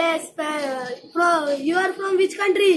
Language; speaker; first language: English; non-native, learner; Hindi